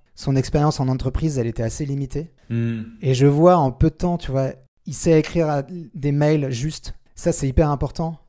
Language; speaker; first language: French; native; French